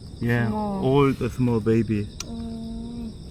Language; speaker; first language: English; non-native, learner; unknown